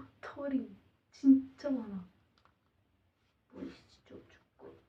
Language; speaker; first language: Korean; non-native, learner; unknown